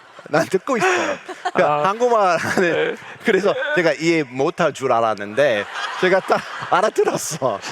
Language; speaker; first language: Korean; non-native, learner; English